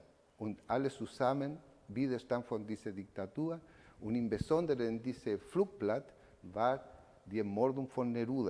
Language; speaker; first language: German; non-native, learner; Spanish